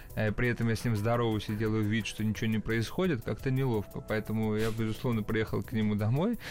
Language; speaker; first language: Russian; early bilingual, other home language; Georgian